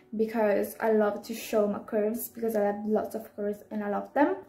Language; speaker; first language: English; non-native, fluent; Italian